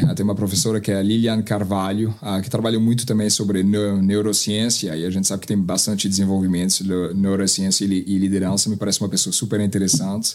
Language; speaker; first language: Portuguese; non-native, fluent; French